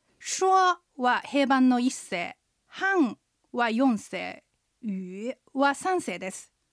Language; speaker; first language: Japanese; native; Japanese